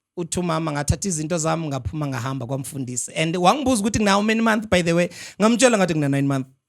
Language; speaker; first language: Zulu; non-native, local second language; Xhosa